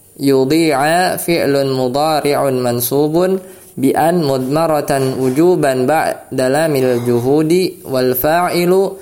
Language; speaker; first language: Arabic; non-native, fluent; Indonesian